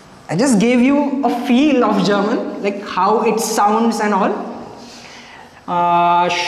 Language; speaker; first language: English; non-native, local second language; Marathi